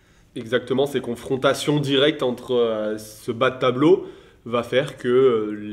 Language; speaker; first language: French; native; French